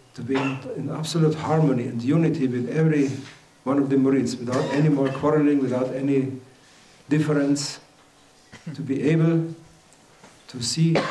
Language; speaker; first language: English; non-native, fluent; German